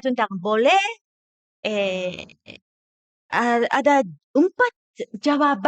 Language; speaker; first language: Indonesian; non-native, fluent; Japanese